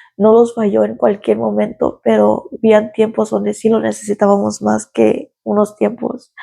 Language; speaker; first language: Spanish; early bilingual, heritage; Spanish